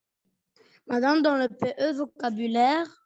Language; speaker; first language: French; non-native, learner; Arabic